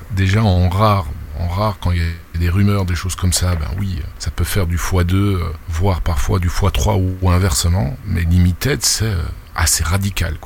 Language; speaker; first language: French; native; French